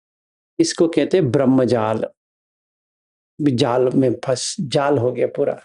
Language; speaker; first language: Hindi; native; Hindi